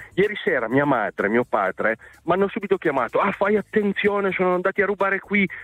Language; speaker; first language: Italian; native; Italian